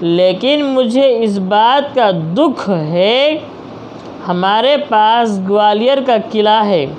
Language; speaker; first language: Hindi; non-native, local second language; Telugu